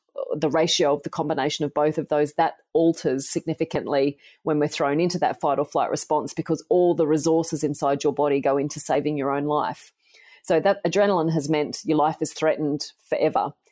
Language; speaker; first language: English; native; English